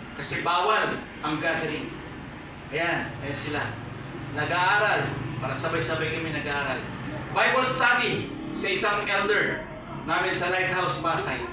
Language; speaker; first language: Filipino; non-native, local second language; Pampanga